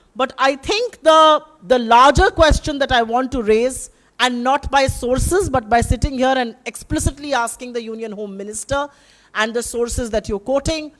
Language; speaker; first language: English; non-native, local second language; Hindi